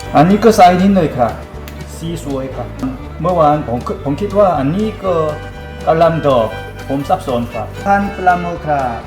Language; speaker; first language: Thai; non-native, learner; Korean